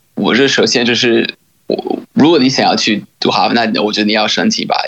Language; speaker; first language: Chinese; non-native, fluent; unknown